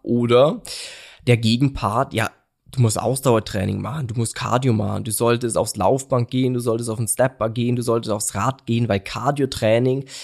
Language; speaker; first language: German; native; German